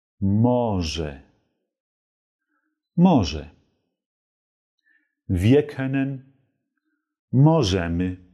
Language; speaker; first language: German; non-native, fluent; Polish